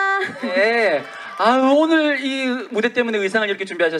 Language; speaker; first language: Korean; native; Korean